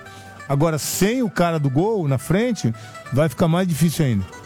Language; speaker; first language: Portuguese; native; Portuguese